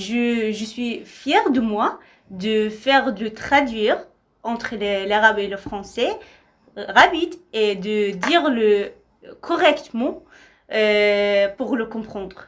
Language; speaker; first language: French; non-native, learner; Arabic